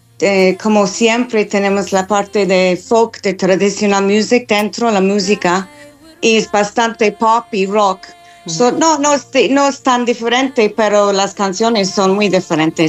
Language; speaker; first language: Spanish; non-native, fluent; English